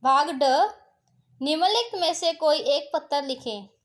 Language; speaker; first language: Hindi; non-native, local second language; Punjabi